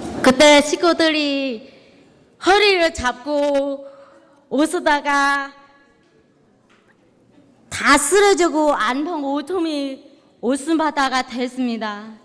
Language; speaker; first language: Korean; non-native, learner; Vietnamese